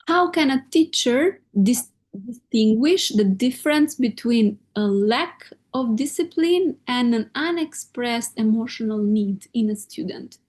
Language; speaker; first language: English; non-native, fluent; Albanian